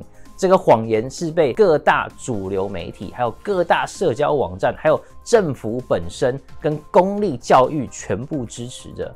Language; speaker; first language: Chinese; native; Chinese